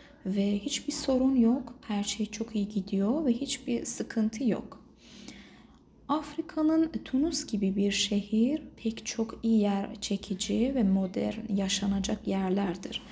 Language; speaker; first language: Turkish; non-native, fluent; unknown